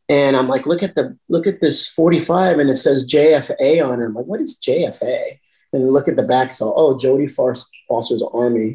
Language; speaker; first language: English; native; English